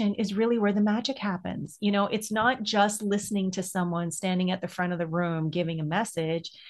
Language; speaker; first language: English; native; English